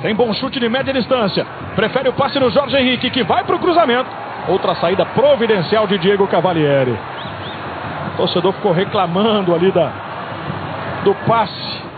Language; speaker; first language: Portuguese; native; Portuguese